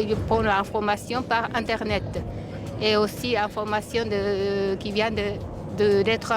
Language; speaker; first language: French; non-native, fluent; Japanese